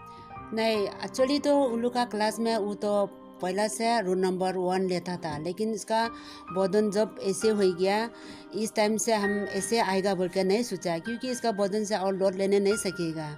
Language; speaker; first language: Hindi; non-native, local second language; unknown